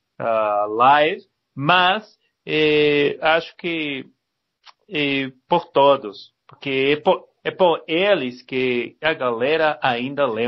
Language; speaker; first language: Portuguese; non-native, learner; Spanish